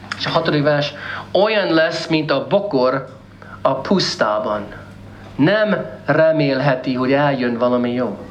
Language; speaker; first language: Hungarian; non-native, fluent; English